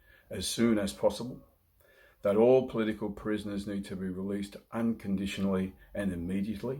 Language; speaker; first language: English; native; English